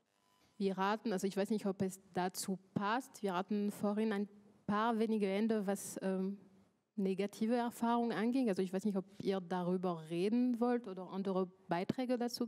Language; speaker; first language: German; non-native, fluent; French